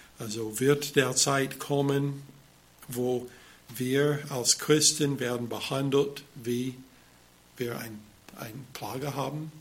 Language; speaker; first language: German; non-native, fluent; English